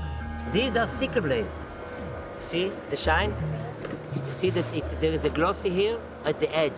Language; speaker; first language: English; non-native, fluent; Hebrew